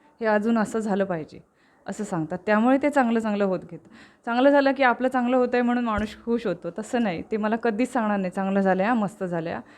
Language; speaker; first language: Marathi; native; Marathi